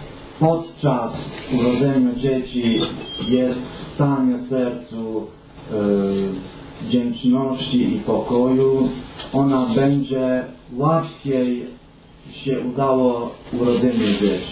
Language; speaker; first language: Polish; non-native, learner; Romanian